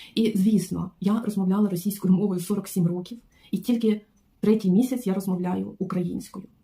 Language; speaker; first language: Ukrainian; non-native, local second language; Russian